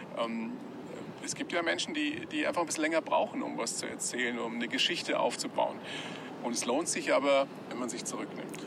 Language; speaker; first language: German; native; German